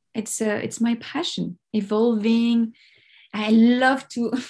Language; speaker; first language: English; non-native, fluent; French